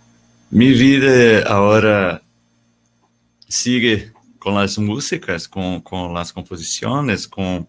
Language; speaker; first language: Spanish; non-native, learner; Portuguese